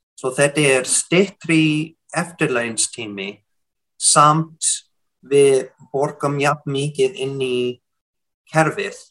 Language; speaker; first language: Icelandic; non-native, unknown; English